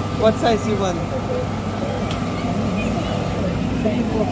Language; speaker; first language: English; non-native, learner; Russian